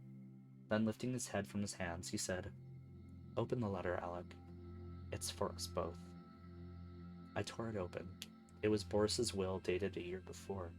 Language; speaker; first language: English; native; English